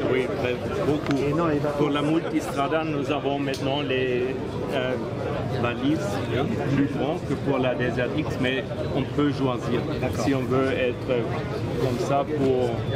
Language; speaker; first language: French; non-native, learner; German